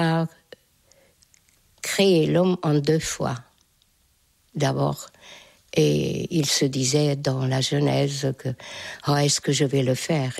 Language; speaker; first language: French; non-native, fluent; Hungarian